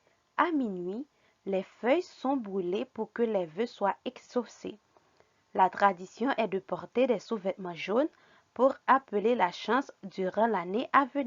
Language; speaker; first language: French; non-native, fluent; Spanish